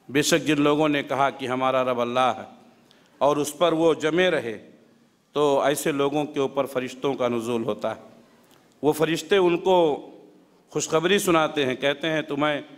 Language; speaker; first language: Urdu; native; Urdu